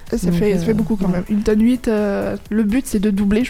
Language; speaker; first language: French; native; French